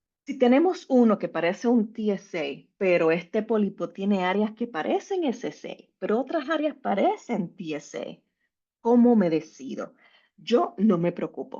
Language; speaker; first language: Spanish; native; Spanish